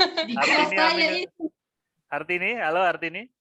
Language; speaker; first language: Indonesian; native; Indonesian